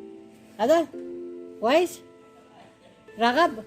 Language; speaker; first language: Arabic; non-native, learner; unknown